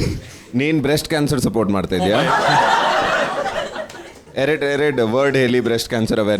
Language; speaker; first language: Kannada; non-native, learner; Punjabi